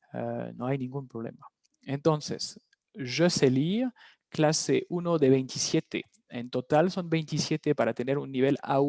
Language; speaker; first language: Spanish; non-native, fluent; French